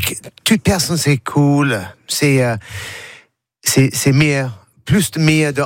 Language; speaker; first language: French; non-native, learner; English